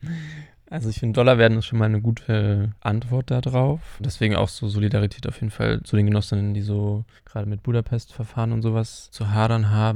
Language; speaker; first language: German; native; German